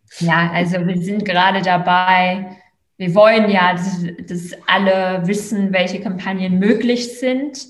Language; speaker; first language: German; non-native, fluent; English